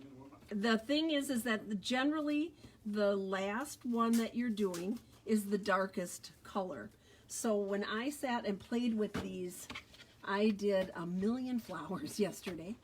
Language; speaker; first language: English; native; English